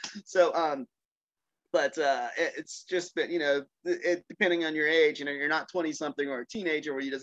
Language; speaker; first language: English; native; English